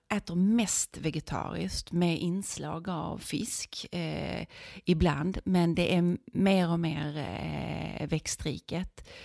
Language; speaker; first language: Swedish; native; Swedish